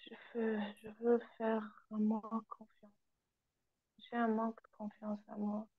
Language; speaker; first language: French; non-native, learner; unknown